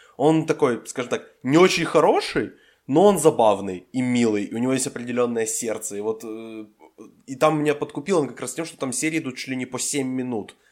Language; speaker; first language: Russian; native; Russian